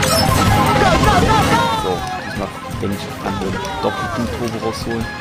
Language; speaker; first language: German; native; German